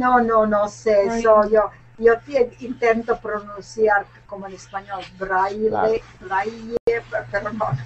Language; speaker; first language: Spanish; non-native, learner; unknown